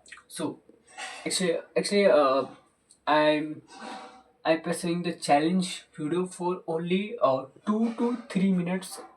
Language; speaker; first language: English; non-native, local second language; Hindi